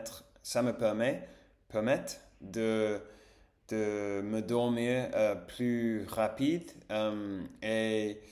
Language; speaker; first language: French; non-native, fluent; Spanish